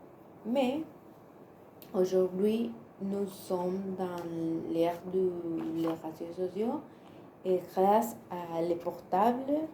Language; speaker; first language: French; non-native, learner; Spanish